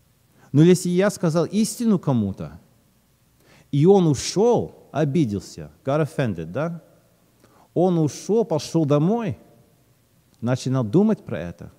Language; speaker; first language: Russian; early bilingual, heritage; Russian